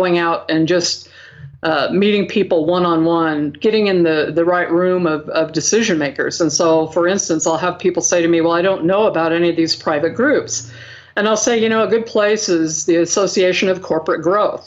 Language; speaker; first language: English; native; English